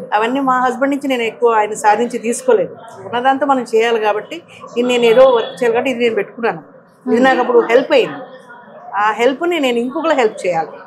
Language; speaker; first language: Telugu; native; Telugu